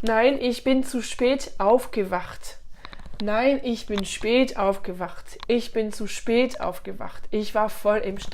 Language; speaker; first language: German; non-native, fluent; French